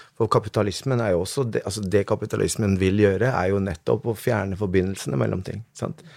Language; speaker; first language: Norwegian; early bilingual, other home language; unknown